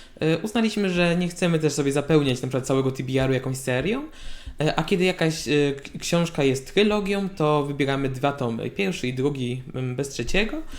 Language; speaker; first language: Polish; native; Polish